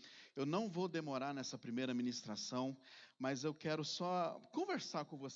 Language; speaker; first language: Portuguese; native; Portuguese